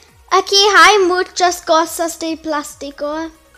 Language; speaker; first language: Spanish; non-native, learner; English